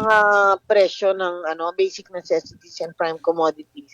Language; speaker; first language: Filipino; native; Filipino